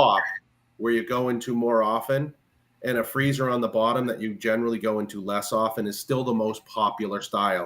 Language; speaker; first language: English; native; English